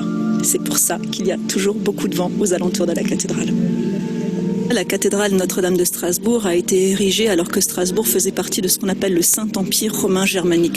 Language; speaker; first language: French; native; French